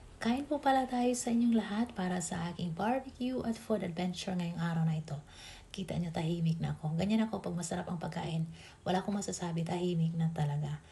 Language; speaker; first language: Filipino; native; Filipino